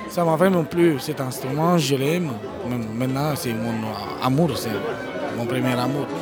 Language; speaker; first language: French; non-native, fluent; Romanian